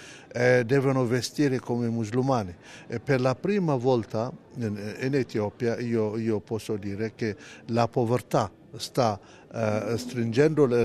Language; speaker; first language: Italian; non-native, fluent; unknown